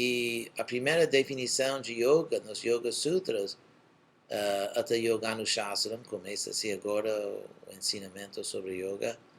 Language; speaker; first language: Portuguese; non-native, fluent; English